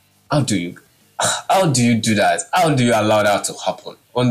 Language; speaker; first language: English; non-native, local second language; Yoruba